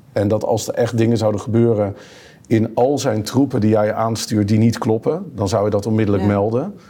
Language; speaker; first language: Dutch; native; Dutch